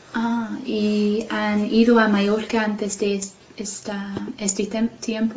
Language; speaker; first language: Spanish; non-native, fluent; English